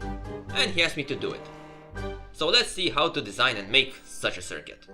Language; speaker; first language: English; non-native, fluent; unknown